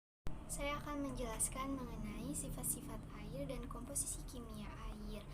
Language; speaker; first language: Indonesian; native; Indonesian